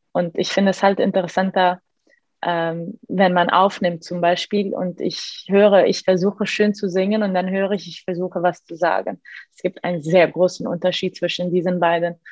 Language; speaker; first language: German; non-native, fluent; Arabic